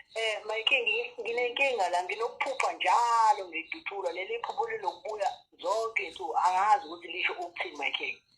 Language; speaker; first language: Zulu; non-native, local second language; Xhosa